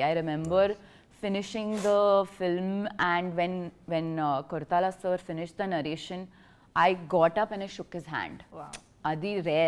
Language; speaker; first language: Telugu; non-native, learner; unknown